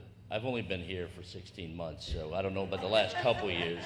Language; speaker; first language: English; native; English